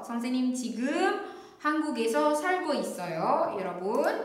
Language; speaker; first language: Korean; non-native, fluent; Indonesian